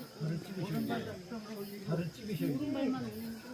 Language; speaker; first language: Korean; native; Korean